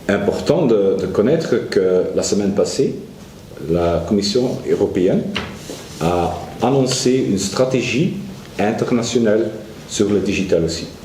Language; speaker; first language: French; non-native, learner; Dutch